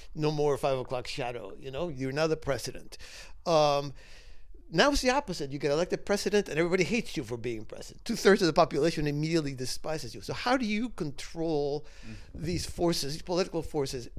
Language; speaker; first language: English; early bilingual, other home language; Spanish